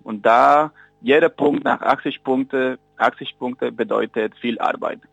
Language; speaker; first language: German; non-native, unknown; Spanish